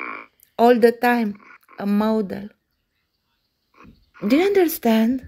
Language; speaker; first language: English; non-native, learner; Romanian